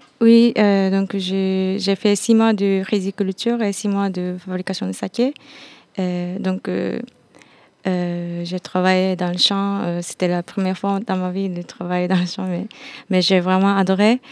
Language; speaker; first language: French; non-native, fluent; Japanese